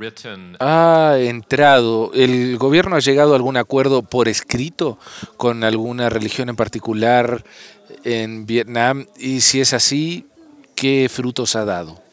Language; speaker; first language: Spanish; non-native, fluent; English